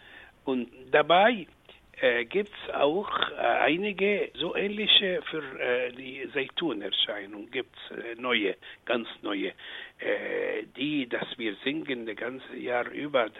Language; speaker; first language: German; non-native, fluent; Arabic